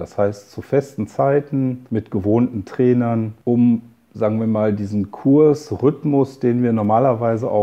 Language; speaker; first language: German; native; German